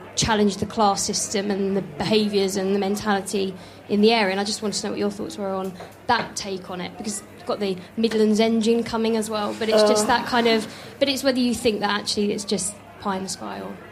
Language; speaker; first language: English; native; English